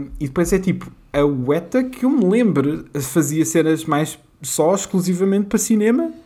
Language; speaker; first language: Portuguese; native; Portuguese